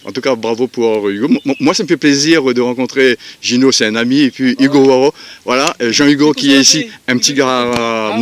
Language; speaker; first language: French; native; French